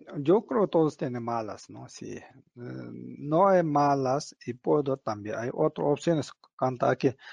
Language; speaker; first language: Spanish; non-native, learner; Tibetan